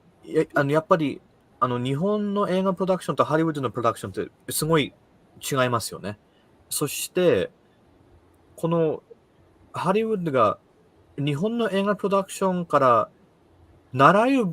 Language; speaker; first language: Japanese; early bilingual, heritage; Japanese